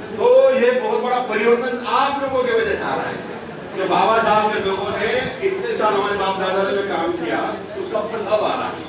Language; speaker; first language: Hindi; native; Hindi